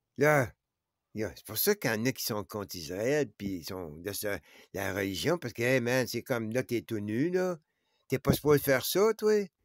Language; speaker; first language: French; native; French